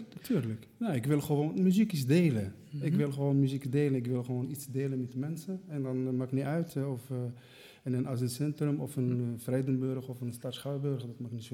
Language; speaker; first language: Dutch; non-native, fluent; Arabic